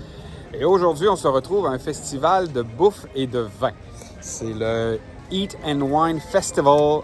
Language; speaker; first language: French; native; French